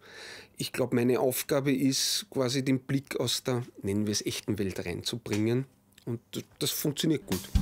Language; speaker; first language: German; native; German